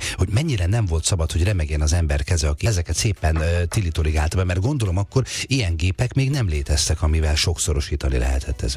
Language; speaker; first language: Hungarian; native; Hungarian